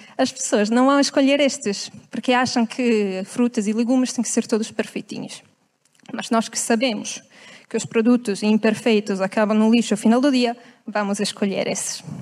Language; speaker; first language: Portuguese; non-native, fluent; Italian